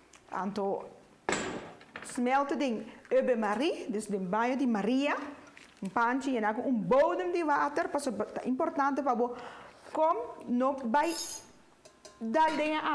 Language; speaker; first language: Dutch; non-native, local second language; Papiamento